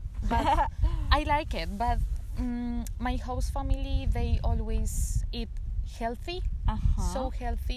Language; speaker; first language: English; non-native, learner; Spanish